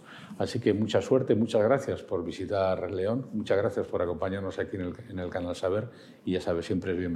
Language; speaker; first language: Spanish; native; Spanish